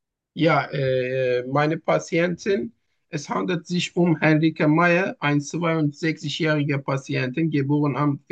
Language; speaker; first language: German; non-native, learner; Turkish